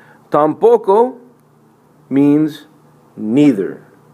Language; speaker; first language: English; native; English